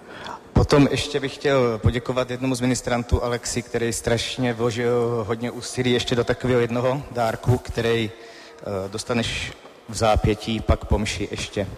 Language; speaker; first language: Czech; native; Czech